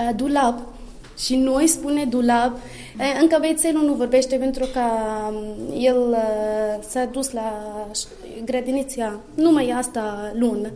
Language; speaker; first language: Romanian; non-native, learner; Arabic